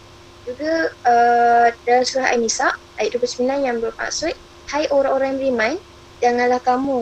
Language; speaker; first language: Malay; native; Malay